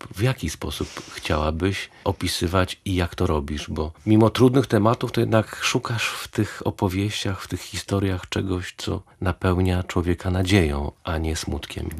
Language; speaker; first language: Polish; native; Polish